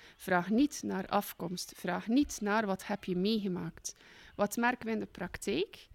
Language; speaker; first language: Dutch; native; Dutch